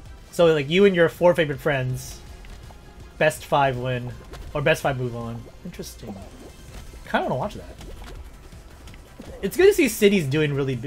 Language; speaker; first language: English; native; English